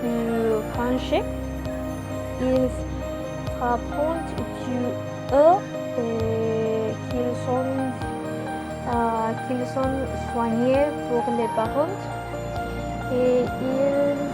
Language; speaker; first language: French; non-native, learner; Spanish